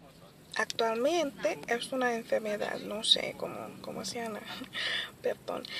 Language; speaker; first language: Spanish; early bilingual, other home language; Haitian Creole